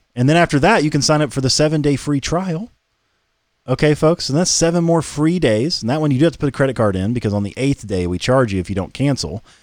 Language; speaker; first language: English; native; English